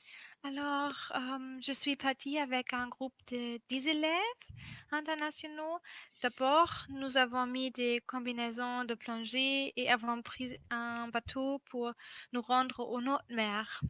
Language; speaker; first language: French; non-native, fluent; German